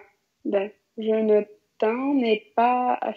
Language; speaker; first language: French; non-native, learner; Russian